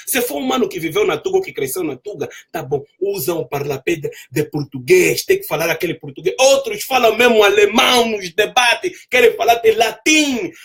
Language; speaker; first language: Portuguese; native; Portuguese